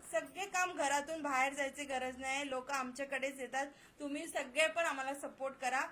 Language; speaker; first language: Marathi; non-native, local second language; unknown